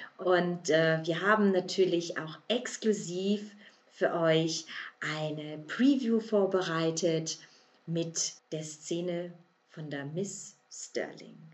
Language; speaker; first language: German; native; German